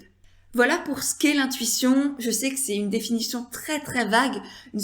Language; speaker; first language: French; native; French